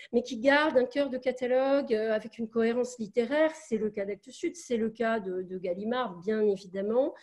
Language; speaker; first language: French; native; French